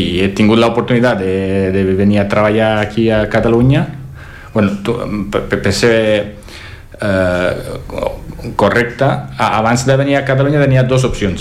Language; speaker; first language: Catalan; non-native, fluent; Italian